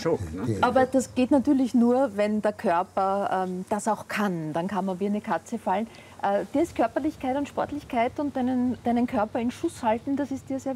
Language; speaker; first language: German; native; German